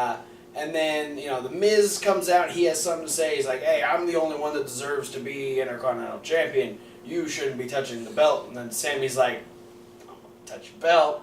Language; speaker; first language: English; native; English